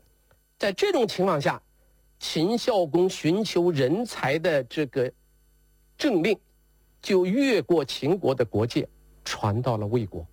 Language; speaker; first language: Chinese; native; Chinese